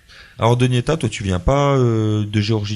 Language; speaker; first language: French; native; French